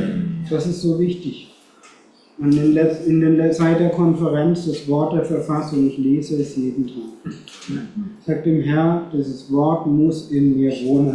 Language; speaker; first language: German; non-native, fluent; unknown